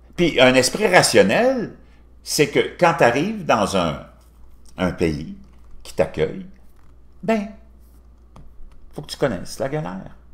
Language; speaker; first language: French; native; French